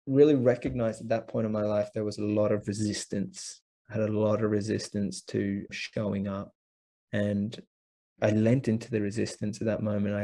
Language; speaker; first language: English; native; English